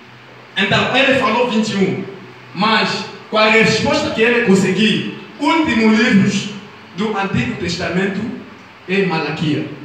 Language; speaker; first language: Portuguese; non-native, learner; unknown